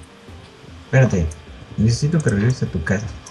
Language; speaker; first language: Spanish; native; Spanish